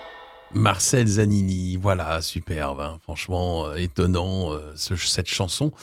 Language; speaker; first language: French; native; French